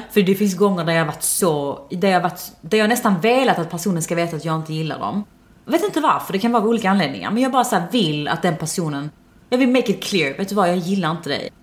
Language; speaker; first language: Swedish; early bilingual, other home language; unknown